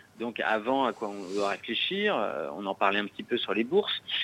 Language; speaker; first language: French; native; French